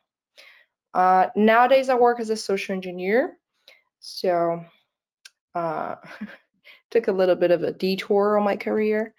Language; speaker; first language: English; non-native, fluent; Portuguese